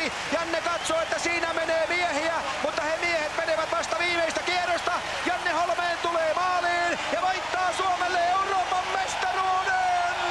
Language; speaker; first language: Finnish; native; Finnish